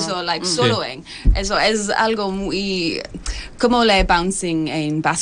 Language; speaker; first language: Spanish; non-native, learner; English